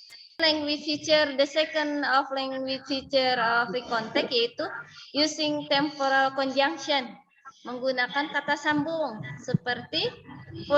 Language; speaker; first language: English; non-native, learner; Indonesian